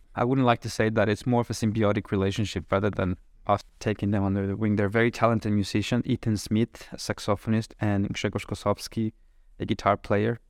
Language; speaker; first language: English; non-native, fluent; Spanish